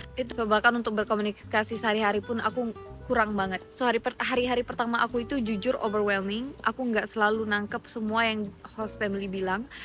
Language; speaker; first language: Indonesian; native; Indonesian